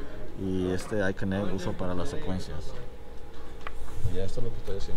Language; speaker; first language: Spanish; early bilingual, heritage; Spanish